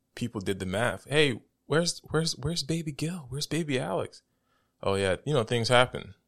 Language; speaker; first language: English; native; English